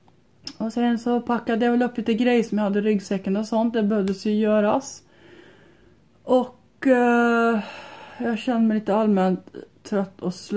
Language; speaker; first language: Swedish; native; Swedish